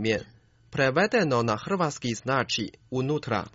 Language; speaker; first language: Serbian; non-native, fluent; Chinese